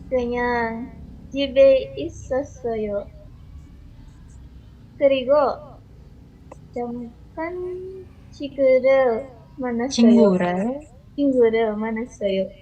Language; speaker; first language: Korean; non-native, learner; Indonesian